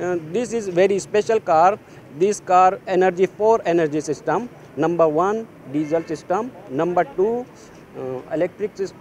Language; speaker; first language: English; non-native, learner; Korean